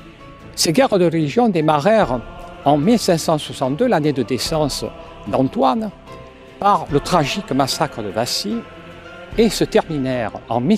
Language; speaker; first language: French; native; French